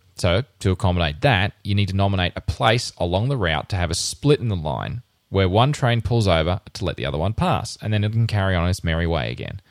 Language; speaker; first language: English; native; English